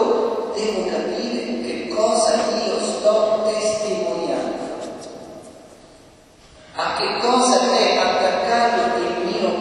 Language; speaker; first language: Italian; native; Italian